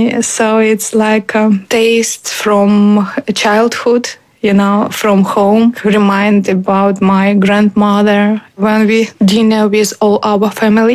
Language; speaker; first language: English; non-native, learner; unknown